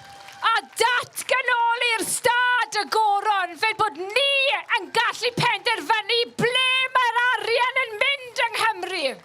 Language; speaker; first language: Welsh; non-native, local second language; English